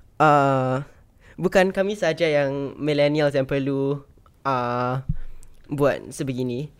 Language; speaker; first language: Malay; native; Malay